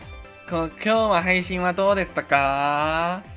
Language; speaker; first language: Japanese; non-native, learner; Cantonese